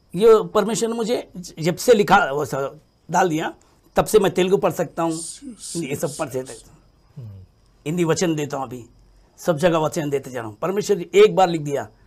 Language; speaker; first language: Hindi; native; Hindi